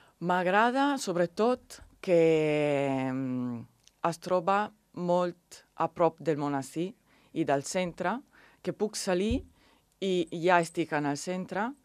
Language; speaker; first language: Catalan; non-native, learner; Italian